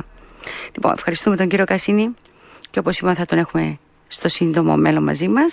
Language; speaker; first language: Greek; native; Greek